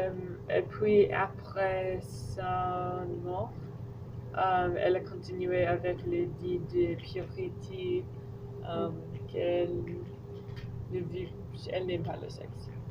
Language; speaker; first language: French; non-native, learner; English